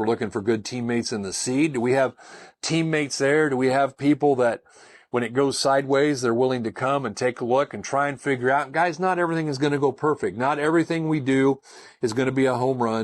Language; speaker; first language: English; native; English